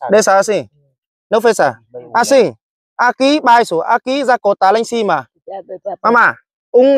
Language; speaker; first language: Portuguese; non-native, learner; Vietnamese